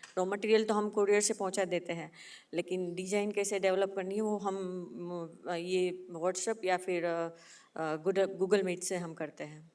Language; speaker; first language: Hindi; non-native, local second language; Gujarati